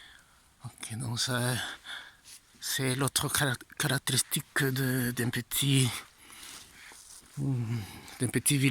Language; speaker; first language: French; non-native, fluent; Italian